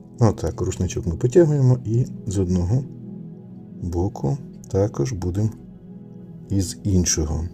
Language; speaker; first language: Ukrainian; native; Ukrainian